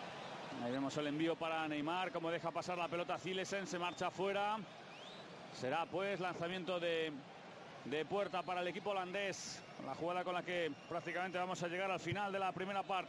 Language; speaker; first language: Spanish; native; Spanish